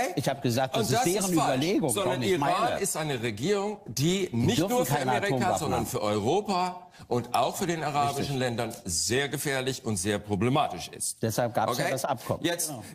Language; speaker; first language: German; non-native, fluent; English